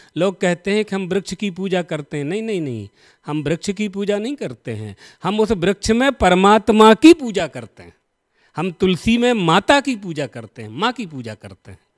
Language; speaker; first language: Hindi; native; Hindi